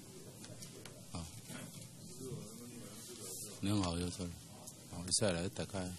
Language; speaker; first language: Chinese; native; Chinese